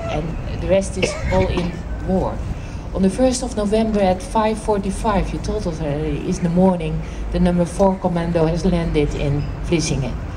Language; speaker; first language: English; non-native, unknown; Dutch